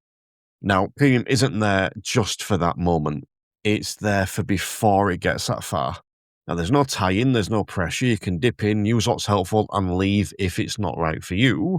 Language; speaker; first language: English; native; English